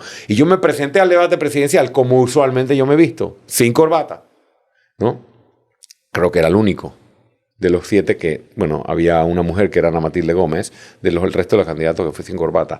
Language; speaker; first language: Spanish; native; Spanish